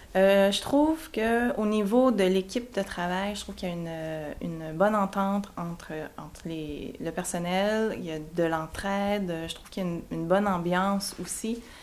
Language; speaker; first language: French; native; French